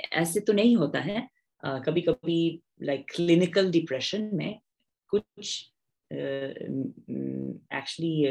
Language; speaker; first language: Hindi; non-native, fluent; English